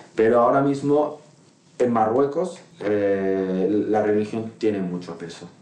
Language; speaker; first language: Spanish; non-native, local second language; Arabic